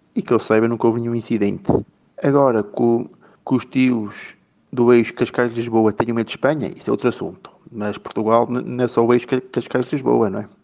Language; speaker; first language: Portuguese; native; Portuguese